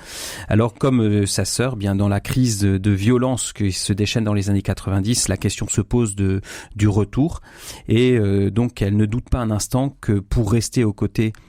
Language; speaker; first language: French; native; French